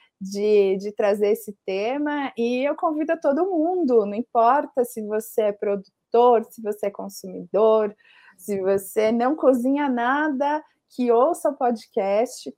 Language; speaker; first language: Portuguese; native; Portuguese